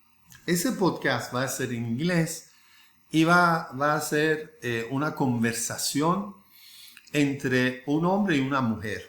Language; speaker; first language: Spanish; non-native, fluent; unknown